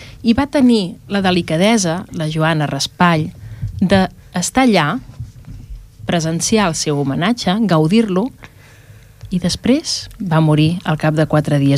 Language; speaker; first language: Catalan; native; Catalan